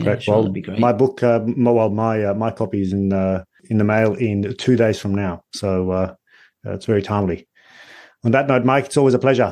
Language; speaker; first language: English; native; English